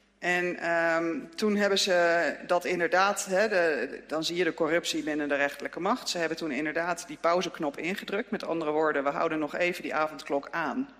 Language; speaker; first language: Dutch; native; Dutch